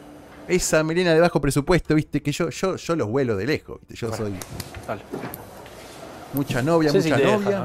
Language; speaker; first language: Spanish; native; Spanish